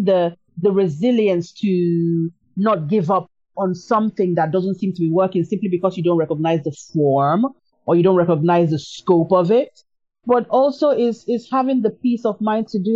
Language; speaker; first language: English; non-native, local second language; Igbo